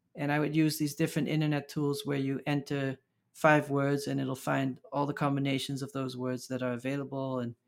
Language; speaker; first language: English; early bilingual, other home language; Dutch